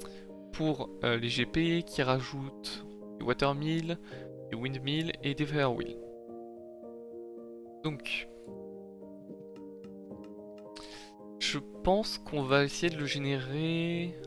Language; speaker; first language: French; native; French